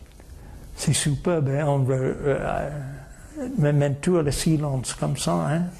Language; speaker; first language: French; non-native, fluent; English